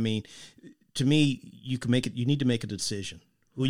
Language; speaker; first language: English; native; English